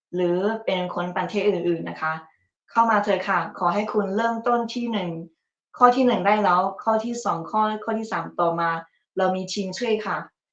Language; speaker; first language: Thai; early bilingual, other home language; Chinese